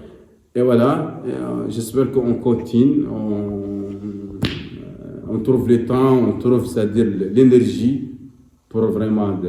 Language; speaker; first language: French; non-native, local second language; Arabic